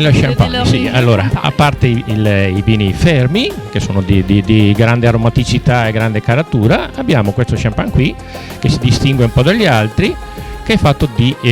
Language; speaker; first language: Italian; native; Italian